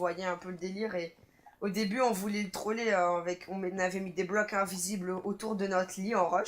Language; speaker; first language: French; native; French